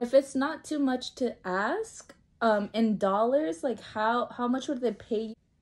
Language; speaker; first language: English; early bilingual, other home language; Spanish